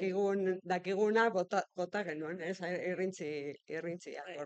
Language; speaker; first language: Basque; non-native, local second language; Spanish